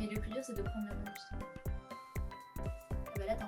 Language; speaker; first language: French; native; French